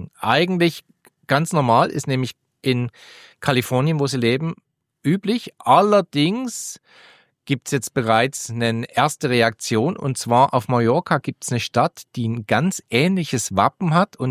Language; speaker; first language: German; native; German